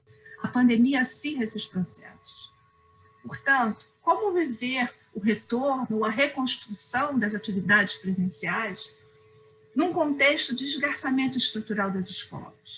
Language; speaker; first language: Portuguese; native; Portuguese